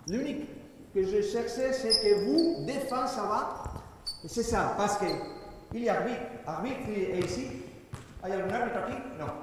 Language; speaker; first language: French; non-native, learner; Spanish